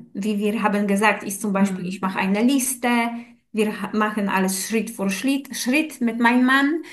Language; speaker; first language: German; non-native, learner; Polish